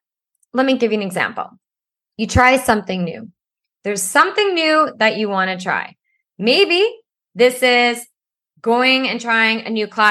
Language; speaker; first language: English; native; English